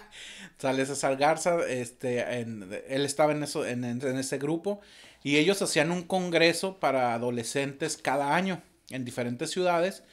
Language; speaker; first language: Spanish; native; Spanish